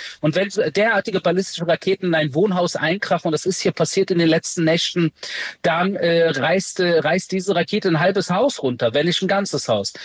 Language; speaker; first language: German; early bilingual, other home language; Persian